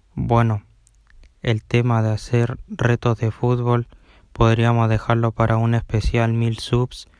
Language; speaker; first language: Spanish; native; Spanish